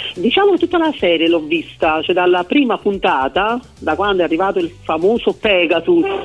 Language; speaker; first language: Italian; native; Italian